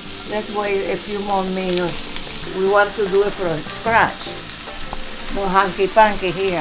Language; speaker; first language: English; non-native, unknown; Spanish